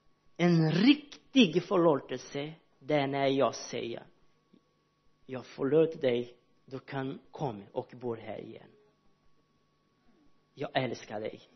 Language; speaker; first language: Swedish; non-native, learner; Portuguese